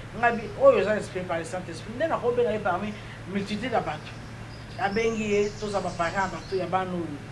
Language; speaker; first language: Lingala; non-native, local second language; Luba-Lulua